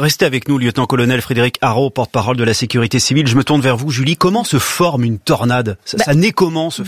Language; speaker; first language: French; native; French